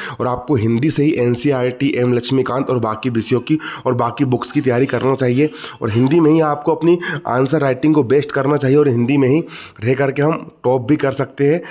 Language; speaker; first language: Hindi; native; Hindi